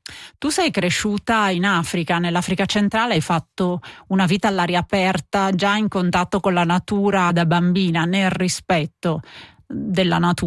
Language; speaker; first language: Italian; native; Italian